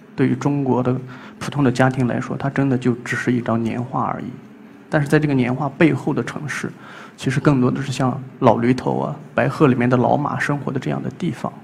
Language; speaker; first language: Chinese; native; Chinese